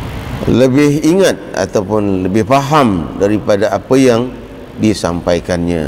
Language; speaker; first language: Malay; native; Malay